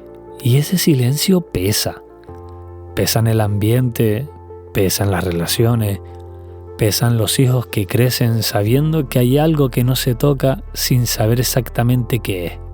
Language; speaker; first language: Spanish; native; Spanish